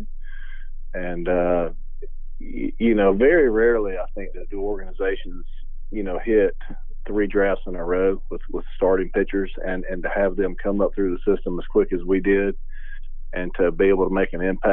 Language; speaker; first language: English; native; English